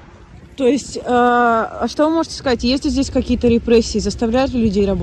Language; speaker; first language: Russian; native; Russian